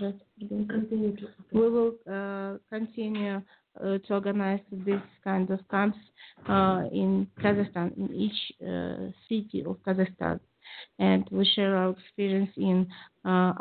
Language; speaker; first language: English; non-native, learner; Kazakh